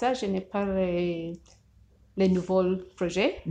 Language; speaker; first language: French; non-native, learner; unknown